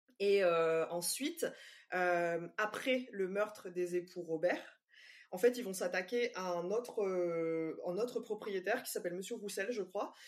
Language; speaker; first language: French; native; French